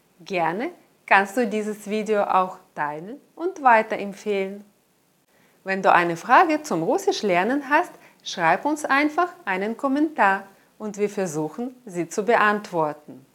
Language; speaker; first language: German; non-native, fluent; Russian